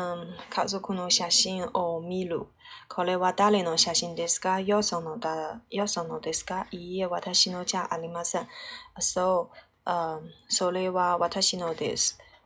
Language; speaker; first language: Japanese; non-native, learner; Chinese